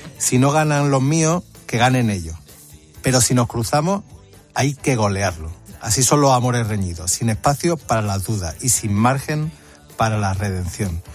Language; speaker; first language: Spanish; native; Spanish